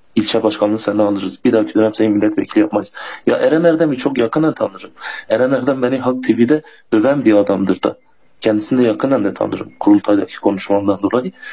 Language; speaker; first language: Turkish; non-native, local second language; Kurdish